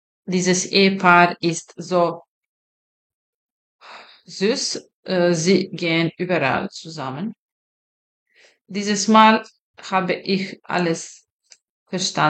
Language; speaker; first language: German; non-native, fluent; Serbian